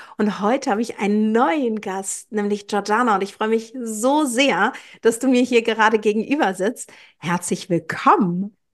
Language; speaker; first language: German; native; German